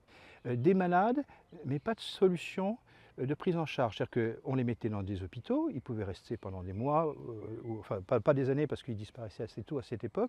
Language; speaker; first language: French; native; French